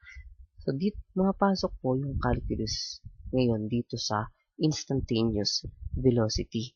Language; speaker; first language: Filipino; native; Filipino